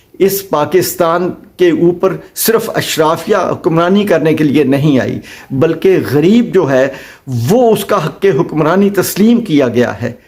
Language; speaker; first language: Urdu; non-native, local second language; Punjabi